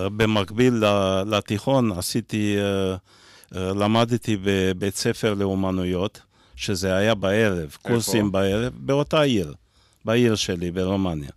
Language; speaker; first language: Hebrew; non-native, fluent; Romanian